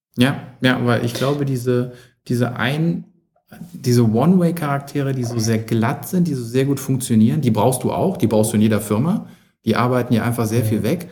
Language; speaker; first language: German; native; German